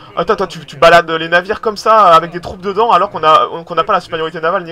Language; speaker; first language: French; native; French